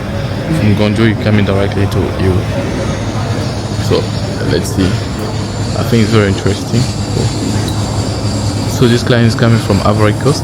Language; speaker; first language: English; non-native, fluent; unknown